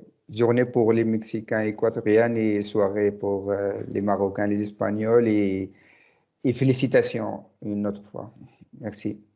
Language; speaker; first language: French; non-native, learner; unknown